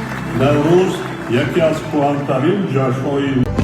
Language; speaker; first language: Persian; native; Persian